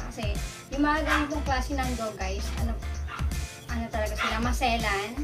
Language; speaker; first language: Filipino; non-native, local second language; Bikol